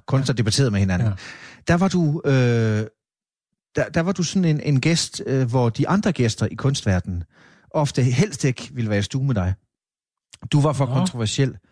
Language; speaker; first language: Danish; native; Danish